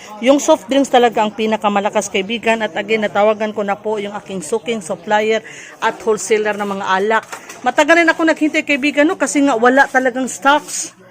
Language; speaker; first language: Filipino; non-native, local second language; Cebuano